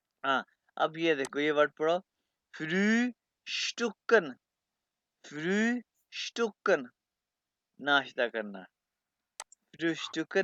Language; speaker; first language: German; non-native, fluent; Urdu